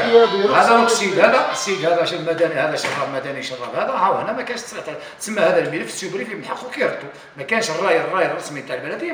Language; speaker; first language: Arabic; native; Arabic